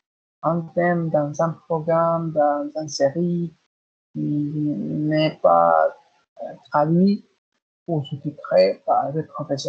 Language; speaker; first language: French; non-native, learner; Spanish